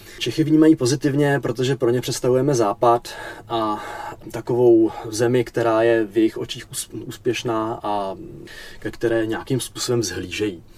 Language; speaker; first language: Czech; native; Czech